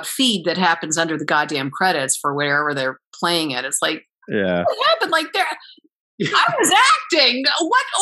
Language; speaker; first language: English; native; English